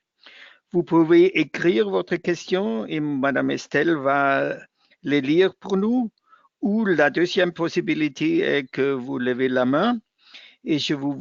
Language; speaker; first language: French; non-native, fluent; German